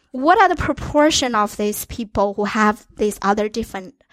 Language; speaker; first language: English; non-native, fluent; Chinese